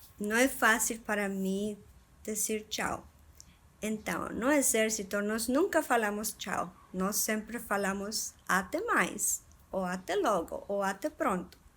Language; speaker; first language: Portuguese; non-native, fluent; Spanish